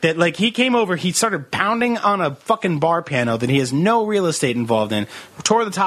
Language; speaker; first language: English; early bilingual, other home language; Italian